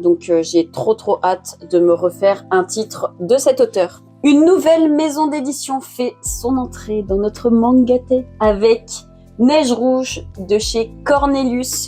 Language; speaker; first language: French; native; French